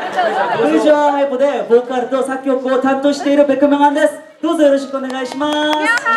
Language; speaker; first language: Japanese; non-native, learner; Korean